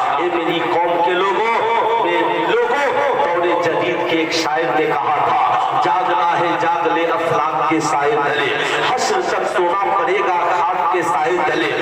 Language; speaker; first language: Urdu; native; Urdu